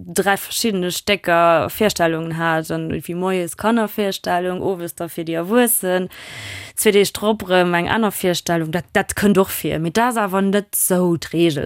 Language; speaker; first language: Luxembourgish; non-native, local second language; German